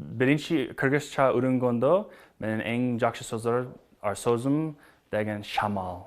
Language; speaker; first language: Kyrgyz; non-native, learner; English